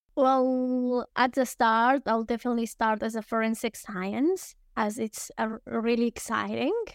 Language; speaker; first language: English; early bilingual, other home language; Arabic